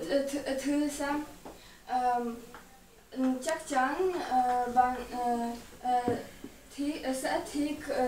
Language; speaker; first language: Vietnamese; non-native, learner; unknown